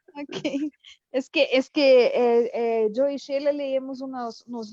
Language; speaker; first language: Spanish; non-native, fluent; Portuguese